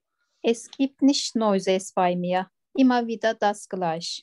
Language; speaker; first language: German; non-native, learner; Turkish